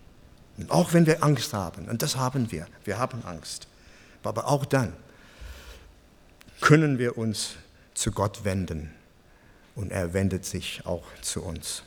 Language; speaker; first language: German; non-native, fluent; English